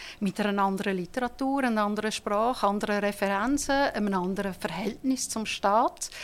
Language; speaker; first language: German; non-native, local second language; French